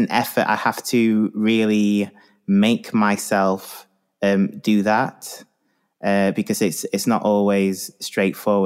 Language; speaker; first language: English; native; English